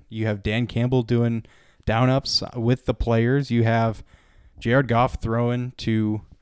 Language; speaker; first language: English; native; English